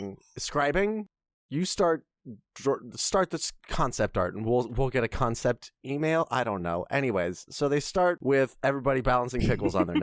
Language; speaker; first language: English; native; English